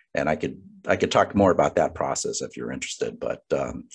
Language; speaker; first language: English; native; English